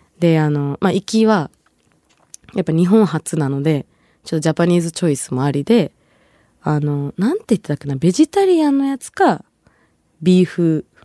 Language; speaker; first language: Japanese; early bilingual, other home language; Bangla